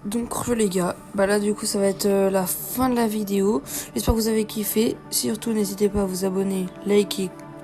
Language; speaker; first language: French; native; French